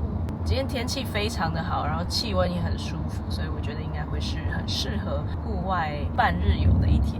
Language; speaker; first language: Chinese; non-native, fluent; Serbian